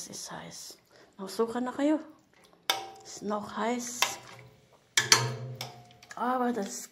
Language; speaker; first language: German; non-native, learner; Filipino